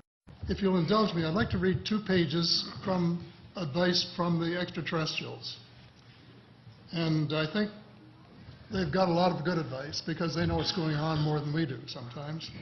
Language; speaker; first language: English; native; English